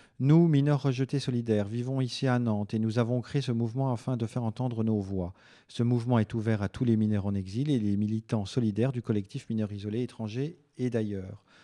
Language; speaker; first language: French; native; French